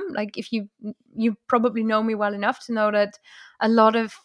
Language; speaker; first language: English; non-native, fluent; German